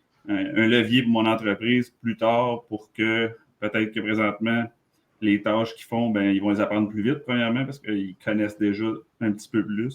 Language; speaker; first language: French; native; French